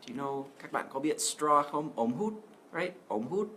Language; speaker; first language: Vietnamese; non-native, fluent; English